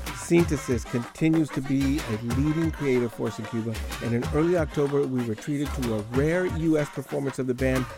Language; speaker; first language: English; native; English